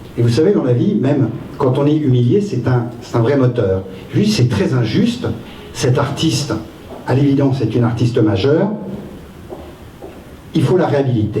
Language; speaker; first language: French; native; French